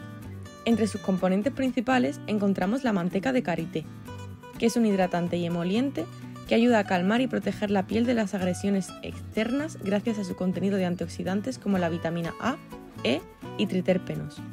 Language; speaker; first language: Spanish; native; Spanish